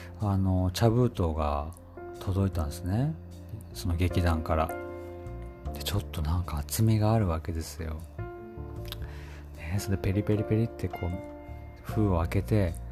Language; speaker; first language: Japanese; native; Japanese